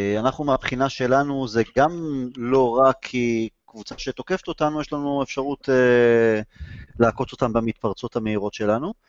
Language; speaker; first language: Hebrew; native; Hebrew